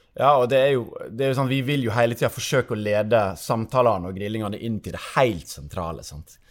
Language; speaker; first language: Norwegian; native; Norwegian